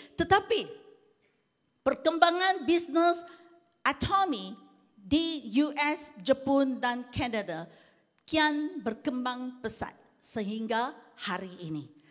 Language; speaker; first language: Malay; non-native, local second language; Chinese